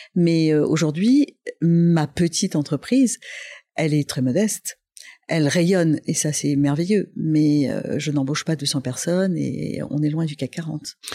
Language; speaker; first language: French; non-native, local second language; Arabic